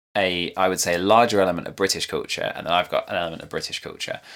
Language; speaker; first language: English; native; English